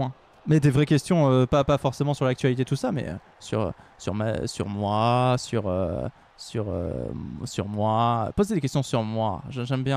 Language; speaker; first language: French; native; French